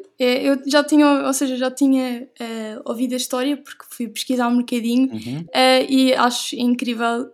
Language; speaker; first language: Portuguese; native; Portuguese